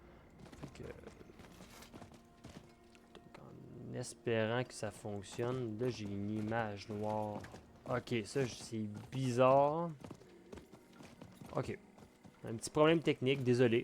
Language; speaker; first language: French; native; French